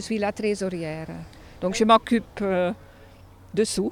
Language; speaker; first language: French; non-native, fluent; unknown